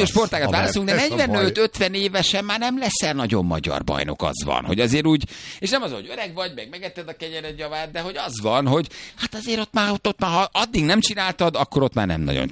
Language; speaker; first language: Hungarian; native; Hungarian